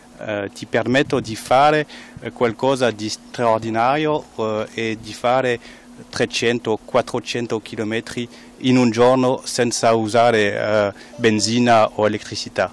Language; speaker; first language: Italian; non-native, fluent; French